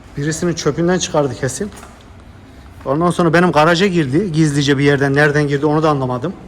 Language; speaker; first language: Turkish; early bilingual, heritage; Turkish